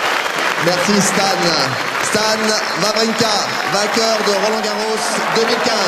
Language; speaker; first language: French; native; French